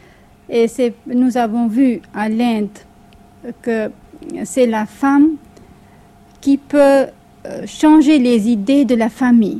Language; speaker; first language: French; non-native, fluent; Hindi